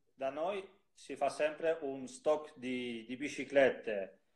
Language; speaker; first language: Italian; non-native, fluent; Polish